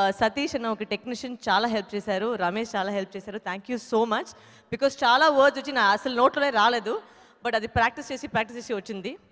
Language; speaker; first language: Telugu; non-native, fluent; Tamil